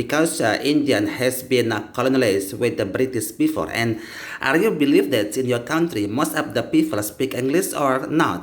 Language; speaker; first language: English; non-native, learner; Indonesian